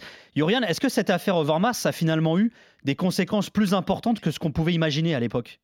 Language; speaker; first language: French; native; French